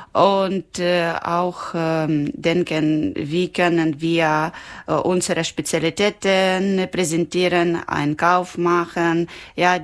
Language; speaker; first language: German; non-native, learner; Ukrainian